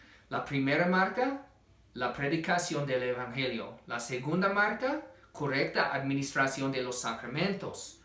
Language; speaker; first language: Spanish; non-native, fluent; English